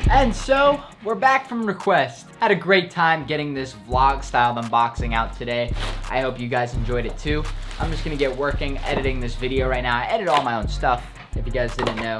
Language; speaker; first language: English; native; English